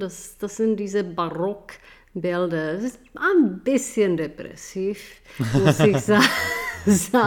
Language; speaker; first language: German; non-native, fluent; Czech